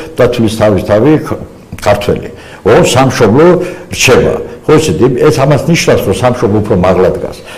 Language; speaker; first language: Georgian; non-native, local second language; Azerbaijani